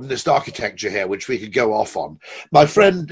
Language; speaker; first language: English; native; English